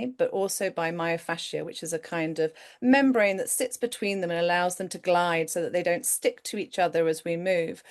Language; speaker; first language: English; native; English